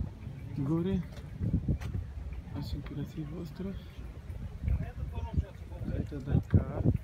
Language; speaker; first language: Russian; non-native, learner; Arabic